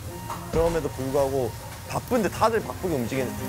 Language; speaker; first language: Korean; native; Korean